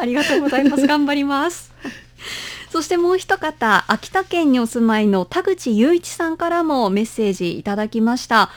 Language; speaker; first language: Japanese; native; Japanese